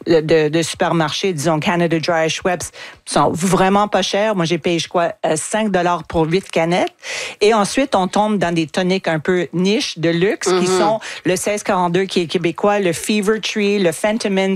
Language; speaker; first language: French; non-native, fluent; English